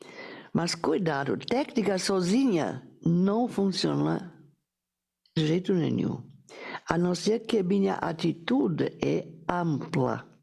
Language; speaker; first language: Portuguese; non-native, fluent; German